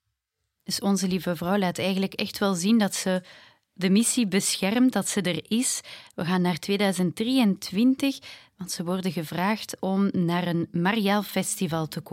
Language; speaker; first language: Dutch; native; Dutch